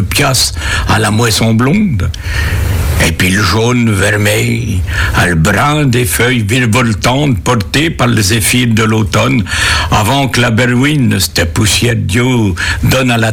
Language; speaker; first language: French; native; French